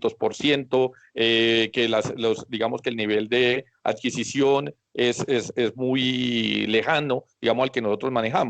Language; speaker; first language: Spanish; native; Spanish